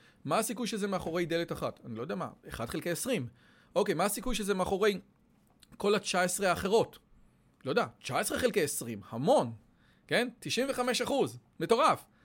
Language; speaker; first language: Hebrew; native; Hebrew